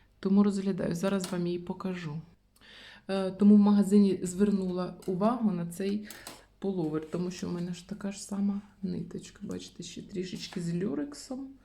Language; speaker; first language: Ukrainian; non-native, local second language; Russian